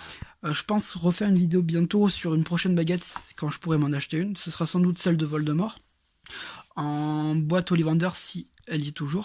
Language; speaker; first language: French; native; French